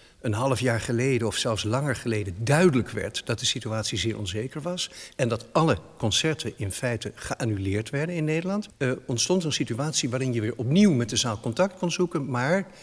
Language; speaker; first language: Dutch; native; Dutch